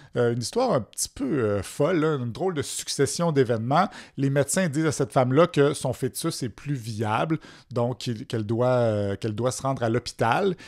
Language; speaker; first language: French; native; French